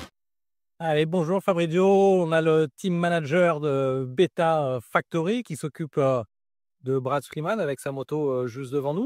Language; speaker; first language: French; native; French